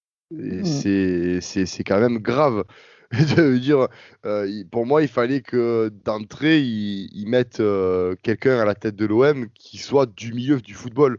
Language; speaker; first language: French; native; French